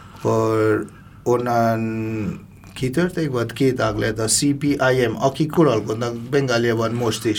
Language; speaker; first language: Hungarian; non-native, fluent; Bangla